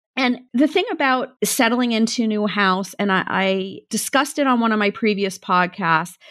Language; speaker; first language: English; native; English